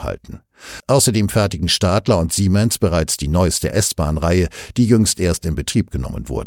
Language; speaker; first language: German; native; German